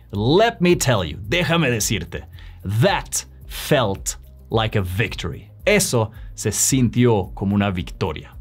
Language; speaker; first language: Spanish; non-native, fluent; Swedish